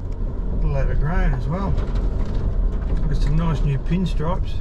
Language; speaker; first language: English; native; English